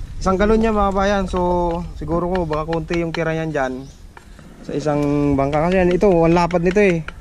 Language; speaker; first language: Filipino; non-native, local second language; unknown